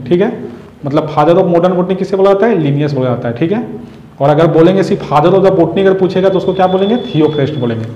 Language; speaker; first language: Hindi; native; Hindi